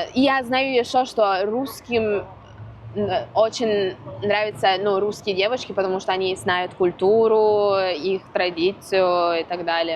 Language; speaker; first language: Russian; non-native, fluent; Italian